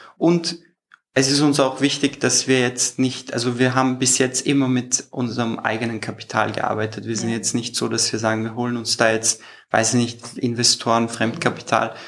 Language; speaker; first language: German; early bilingual, other home language; Turkish